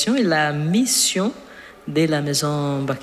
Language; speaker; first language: French; non-native, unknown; Portuguese